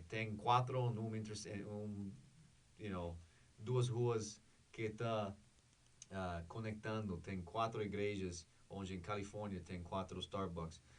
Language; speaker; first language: Portuguese; non-native, learner; English